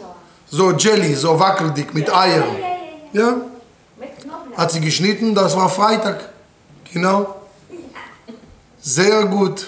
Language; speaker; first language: German; non-native, fluent; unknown